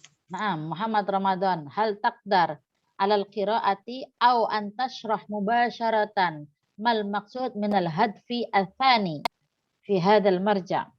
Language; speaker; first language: Arabic; non-native, learner; Indonesian